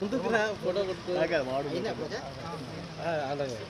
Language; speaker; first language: Telugu; native; Telugu